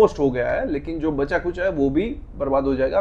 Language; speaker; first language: Hindi; non-native, local second language; Gujarati